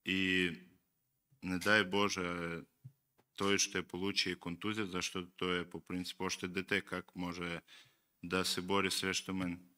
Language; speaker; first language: Bulgarian; non-native, learner; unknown